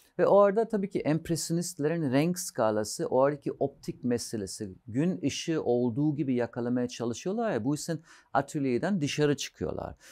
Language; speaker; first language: Turkish; non-native, fluent; German